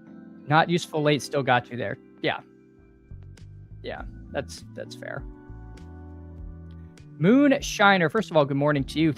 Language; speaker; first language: English; native; English